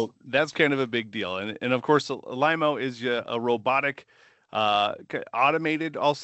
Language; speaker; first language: English; native; English